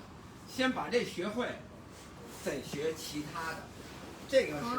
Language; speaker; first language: Chinese; native; Chinese